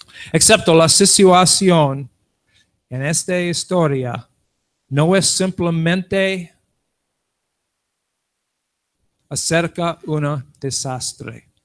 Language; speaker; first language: Spanish; non-native, learner; English